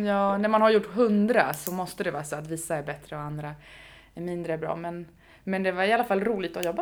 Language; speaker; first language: Swedish; native; Swedish